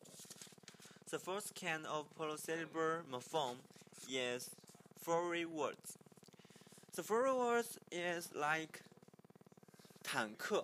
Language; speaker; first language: English; non-native, learner; Chinese